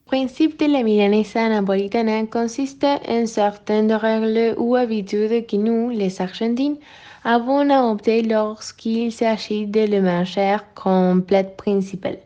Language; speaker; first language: French; non-native, learner; Spanish